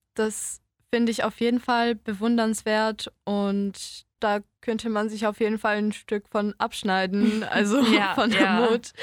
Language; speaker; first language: German; early bilingual, other home language; Polish